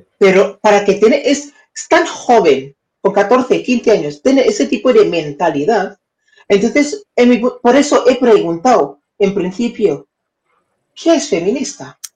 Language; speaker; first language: Spanish; non-native, learner; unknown